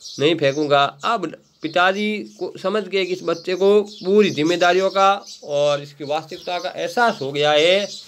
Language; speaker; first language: Hindi; native; Hindi